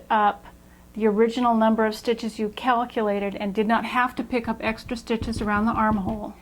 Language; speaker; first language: English; native; English